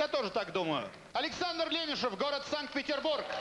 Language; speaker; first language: Russian; native; Russian